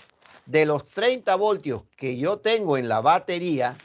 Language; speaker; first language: Spanish; native; Spanish